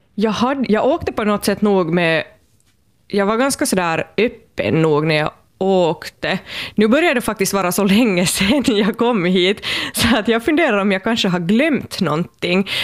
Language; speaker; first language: Swedish; native; Swedish